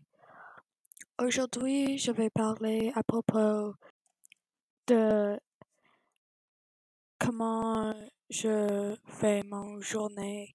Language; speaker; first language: French; non-native, learner; English